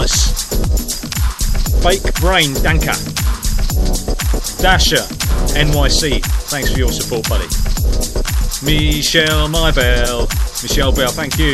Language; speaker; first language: English; native; English